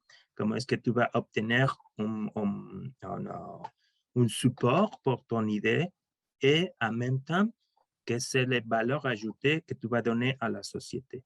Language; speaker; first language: French; non-native, learner; Spanish